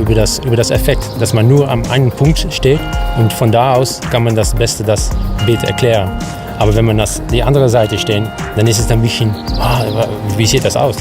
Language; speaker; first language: German; non-native, fluent; Dutch